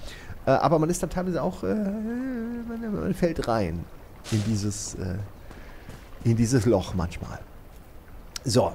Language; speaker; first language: German; native; German